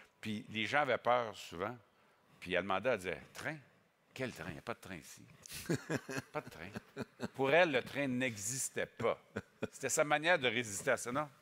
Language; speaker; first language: French; native; French